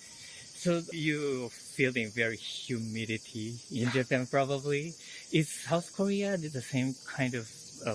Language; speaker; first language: English; non-native, fluent; Japanese